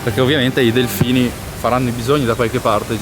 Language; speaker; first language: Italian; native; Italian